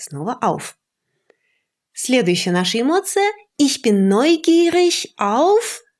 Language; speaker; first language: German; non-native, fluent; Russian